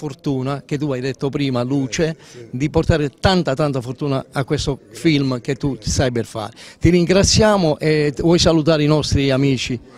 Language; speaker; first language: Italian; native; Italian